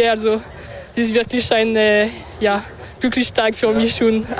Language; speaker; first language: German; non-native, local second language; French